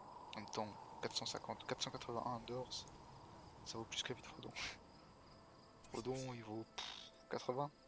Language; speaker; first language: French; native; French